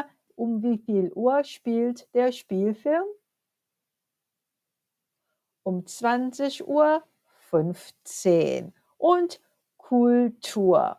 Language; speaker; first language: German; non-native, fluent; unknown